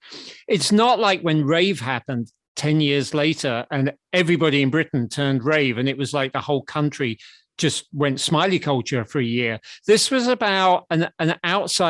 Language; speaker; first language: English; native; English